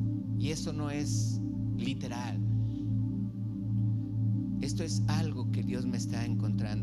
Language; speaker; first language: Spanish; native; Spanish